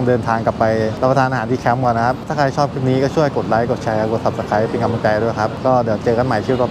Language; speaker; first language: Thai; native; Thai